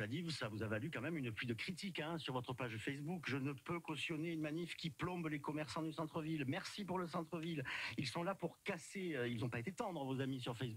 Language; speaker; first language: French; native; French